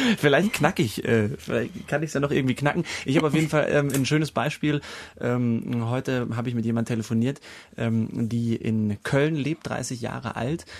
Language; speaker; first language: German; native; German